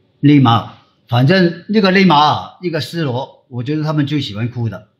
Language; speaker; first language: Chinese; non-native, local second language; Cantonese